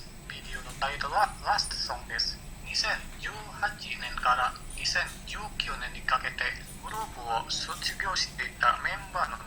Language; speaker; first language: Japanese; non-native, learner; Indonesian